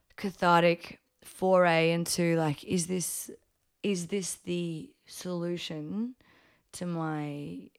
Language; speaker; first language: English; early bilingual, other home language; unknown